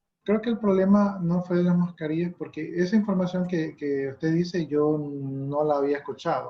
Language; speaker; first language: Spanish; native; Spanish